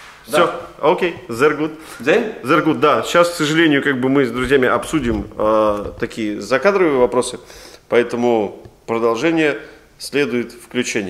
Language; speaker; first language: Russian; native; Russian